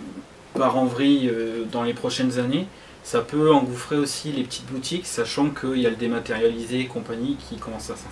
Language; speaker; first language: French; native; French